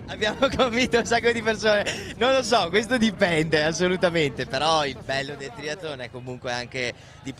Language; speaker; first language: Italian; native; Italian